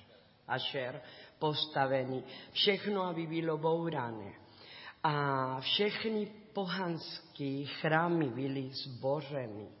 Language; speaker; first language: Czech; non-native, learner; Spanish